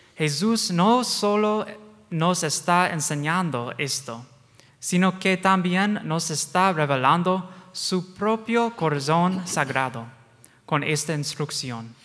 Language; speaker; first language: Spanish; non-native, fluent; English